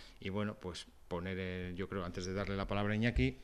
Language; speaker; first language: Spanish; native; Spanish